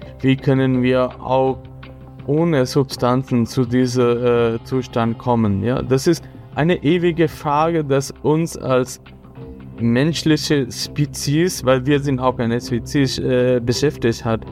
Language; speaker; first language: German; non-native, fluent; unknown